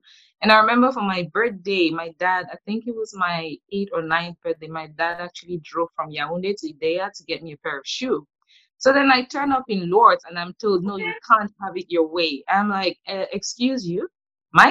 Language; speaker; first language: English; non-native, local second language; French